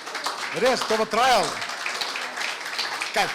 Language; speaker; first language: Slovenian; non-native, fluent; Macedonian